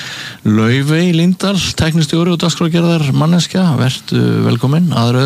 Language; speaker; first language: Icelandic; native; Icelandic